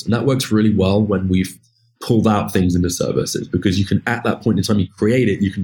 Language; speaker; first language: English; native; English